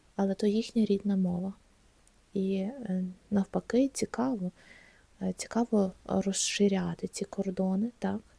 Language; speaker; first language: Ukrainian; native; Ukrainian